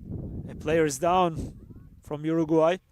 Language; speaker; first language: English; non-native, fluent; Turkish